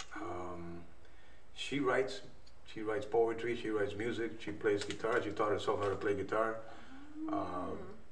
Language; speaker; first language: English; native; English